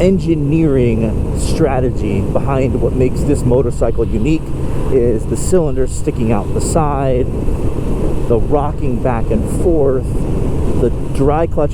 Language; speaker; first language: English; native; English